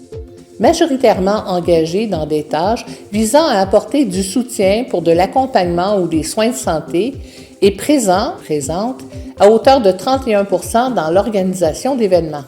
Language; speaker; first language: French; native; French